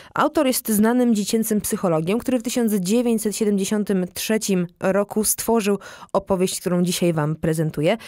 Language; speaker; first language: Polish; native; Polish